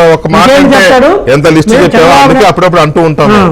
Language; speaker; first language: Telugu; native; Telugu